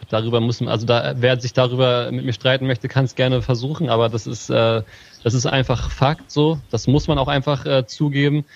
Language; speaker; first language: German; native; German